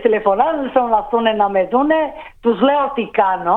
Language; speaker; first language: Greek; early bilingual, heritage; Greek